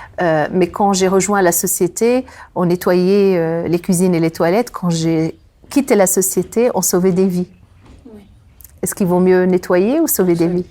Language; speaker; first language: French; non-native, local second language; Arabic